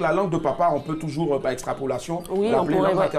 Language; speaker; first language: French; native; French